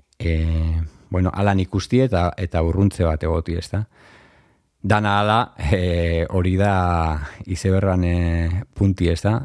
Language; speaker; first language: Basque; native; Basque